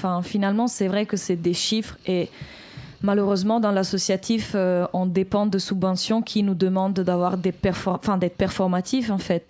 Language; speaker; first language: French; native; French